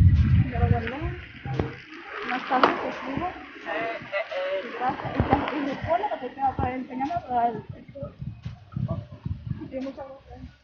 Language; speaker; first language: Spanish; non-native, learner; Haitian Creole